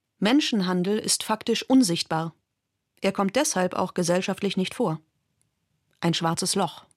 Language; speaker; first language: German; native; German